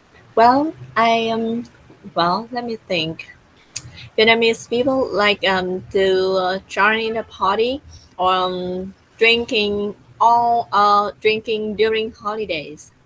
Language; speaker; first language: English; non-native, learner; Vietnamese